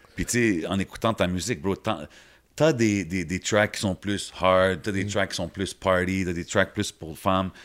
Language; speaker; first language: French; early bilingual, other home language; Arabic